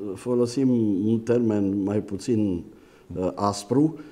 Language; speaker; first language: Romanian; native; Romanian